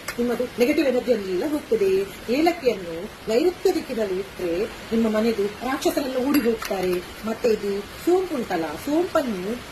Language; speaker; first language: Kannada; native; Kannada